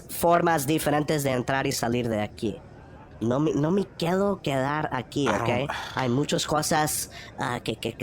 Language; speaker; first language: Spanish; early bilingual, heritage; Spanish